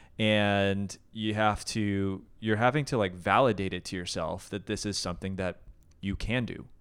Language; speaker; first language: English; native; English